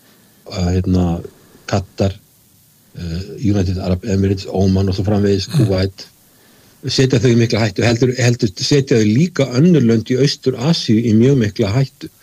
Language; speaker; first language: Icelandic; native; Icelandic